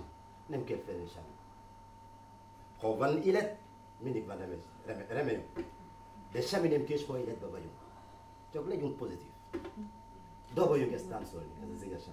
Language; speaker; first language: Hungarian; non-native, fluent; Wolof